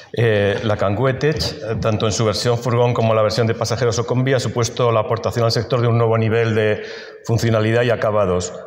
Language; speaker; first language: Spanish; native; Spanish